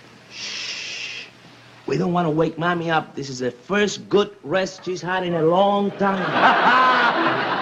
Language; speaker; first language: English; non-native, fluent; Spanish